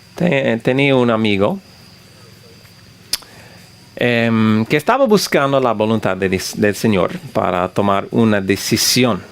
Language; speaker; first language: Spanish; non-native, fluent; English